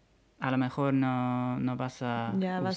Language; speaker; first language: Spanish; non-native, fluent; English